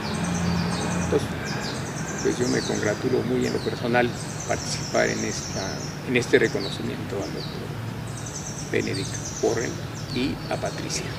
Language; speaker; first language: Spanish; native; Spanish